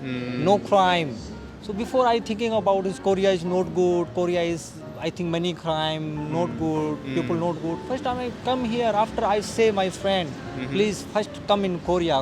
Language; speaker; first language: English; non-native, learner; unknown